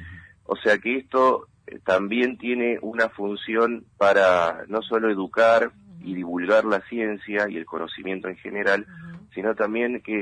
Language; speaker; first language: Spanish; native; Spanish